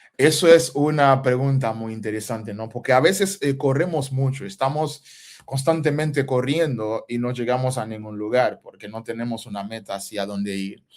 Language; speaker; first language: Spanish; non-native, fluent; Haitian Creole